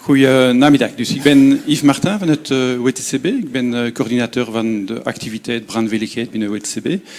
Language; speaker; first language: Dutch; non-native, local second language; French